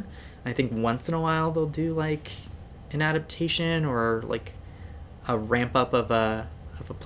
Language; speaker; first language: English; native; English